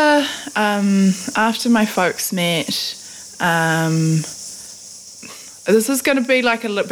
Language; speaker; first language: English; native; English